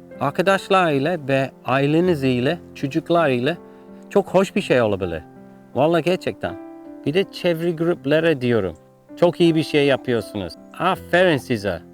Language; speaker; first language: Turkish; non-native, learner; English